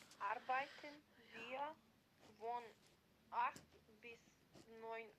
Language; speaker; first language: German; non-native, learner; Macedonian